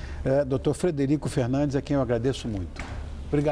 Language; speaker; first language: Portuguese; native; Portuguese